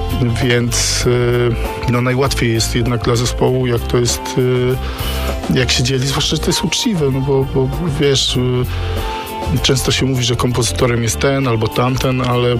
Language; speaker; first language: Polish; native; Polish